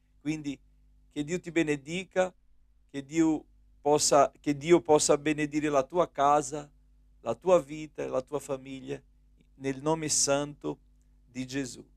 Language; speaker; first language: Italian; non-native, fluent; Portuguese